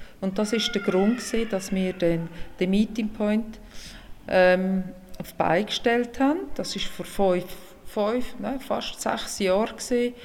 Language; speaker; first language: German; native; German